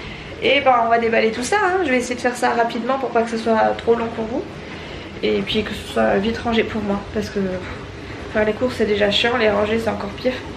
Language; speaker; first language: French; native; French